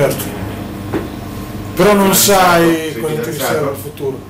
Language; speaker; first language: Italian; native; Italian